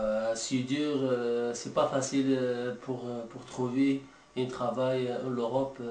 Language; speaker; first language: French; non-native, learner; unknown